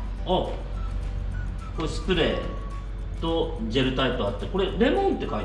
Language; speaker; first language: Japanese; native; Japanese